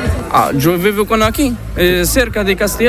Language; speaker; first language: Spanish; non-native, learner; Arabic